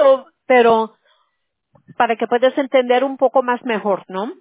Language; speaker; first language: Spanish; early bilingual, heritage; Spanish